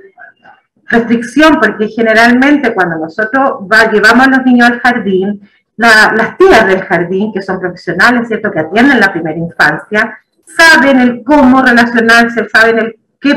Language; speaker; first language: Spanish; native; Spanish